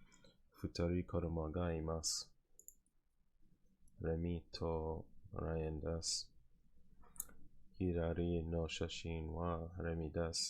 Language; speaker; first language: Japanese; non-native, learner; English